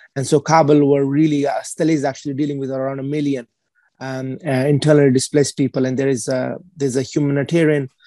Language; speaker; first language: English; non-native, fluent; Persian